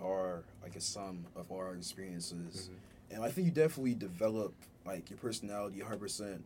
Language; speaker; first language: English; early bilingual, other home language; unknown